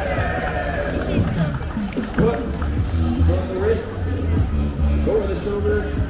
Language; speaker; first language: English; native; English